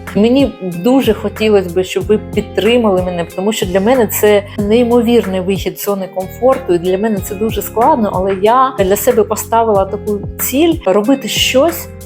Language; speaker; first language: Ukrainian; non-native, local second language; Russian